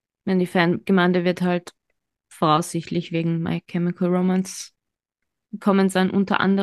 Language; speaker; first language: German; native; German